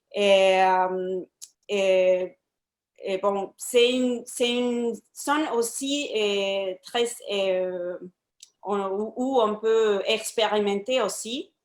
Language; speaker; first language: French; non-native, fluent; Spanish